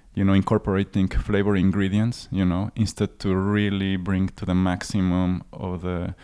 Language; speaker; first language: English; non-native, fluent; Spanish